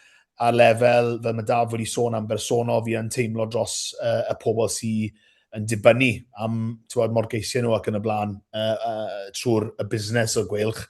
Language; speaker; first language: Welsh; native; Welsh